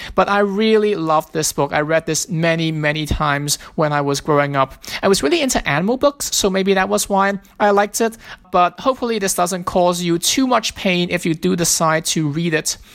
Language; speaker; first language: English; non-native, local second language; Cantonese